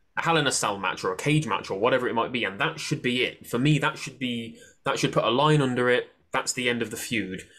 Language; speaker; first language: English; native; English